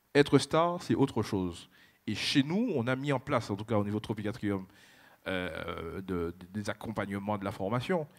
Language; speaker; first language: French; native; French